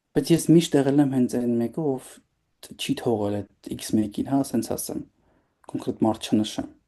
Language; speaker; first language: Armenian; native; Armenian